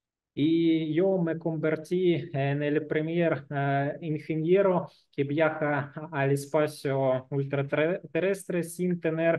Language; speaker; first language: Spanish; non-native, learner; Russian